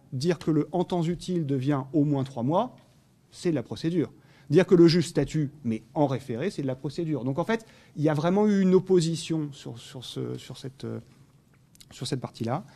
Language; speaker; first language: French; native; French